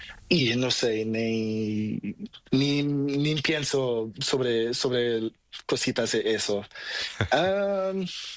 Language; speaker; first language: Spanish; non-native, learner; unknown